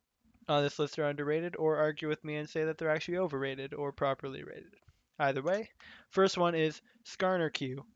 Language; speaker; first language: English; native; English